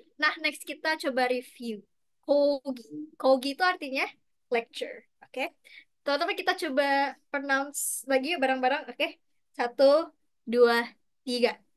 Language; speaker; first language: Indonesian; native; Indonesian